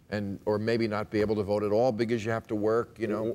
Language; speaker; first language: English; native; English